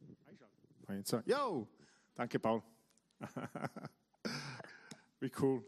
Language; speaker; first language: German; non-native, fluent; English